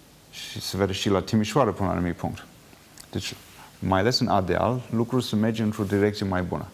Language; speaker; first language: Romanian; non-native, fluent; English